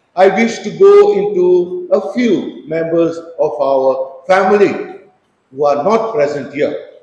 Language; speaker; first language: English; non-native, local second language; Konkani